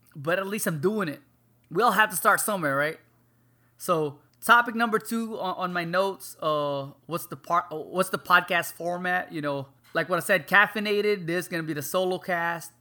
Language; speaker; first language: English; non-native, local second language; Filipino